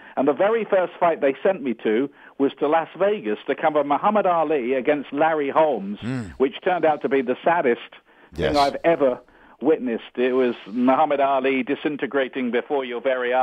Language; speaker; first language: English; native; English